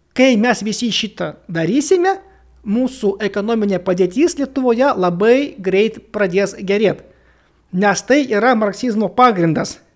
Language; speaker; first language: Lithuanian; non-native, local second language; Russian